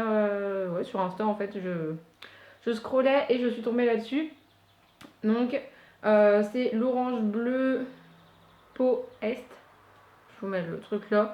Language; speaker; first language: French; native; French